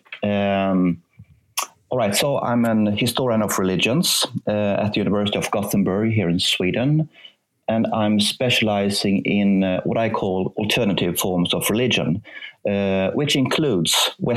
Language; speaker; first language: English; non-native, fluent; Swedish